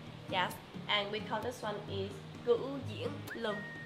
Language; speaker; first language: English; non-native, fluent; Vietnamese